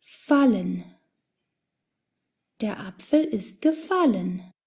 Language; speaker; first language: German; non-native, learner; Spanish